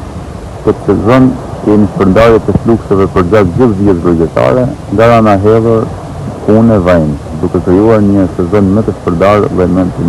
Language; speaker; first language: Albanian; native; Albanian